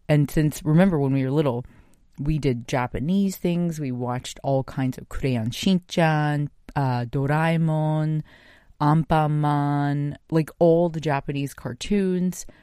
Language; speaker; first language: English; native; English